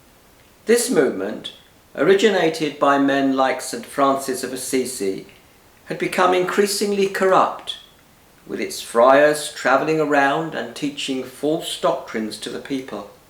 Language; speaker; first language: English; native; English